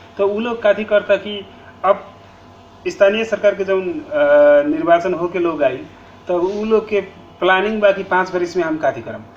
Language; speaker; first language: Bhojpuri; non-native, local second language; Nepali